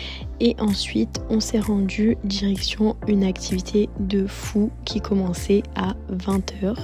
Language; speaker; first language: French; native; French